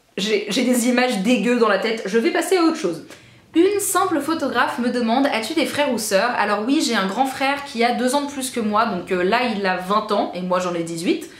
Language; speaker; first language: French; native; French